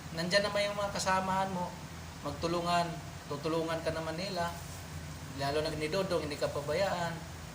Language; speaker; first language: Filipino; non-native, local second language; Cebuano